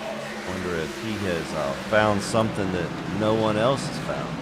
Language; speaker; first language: English; native; English